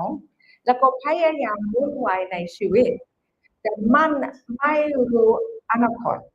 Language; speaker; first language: Thai; non-native, fluent; English